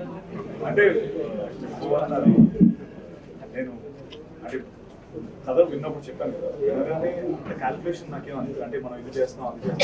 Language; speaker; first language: Telugu; native; Telugu